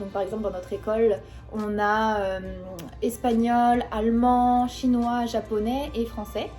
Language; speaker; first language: French; native; French